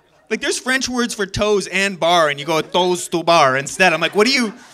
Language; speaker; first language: English; native; English